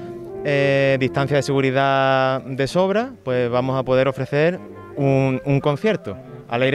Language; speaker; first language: Spanish; native; Spanish